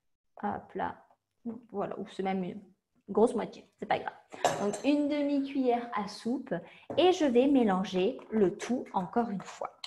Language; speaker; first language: French; native; French